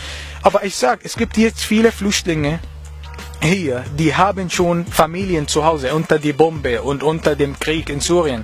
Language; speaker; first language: German; non-native, learner; Arabic